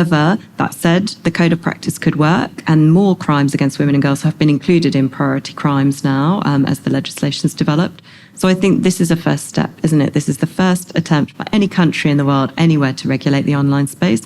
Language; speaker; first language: English; native; English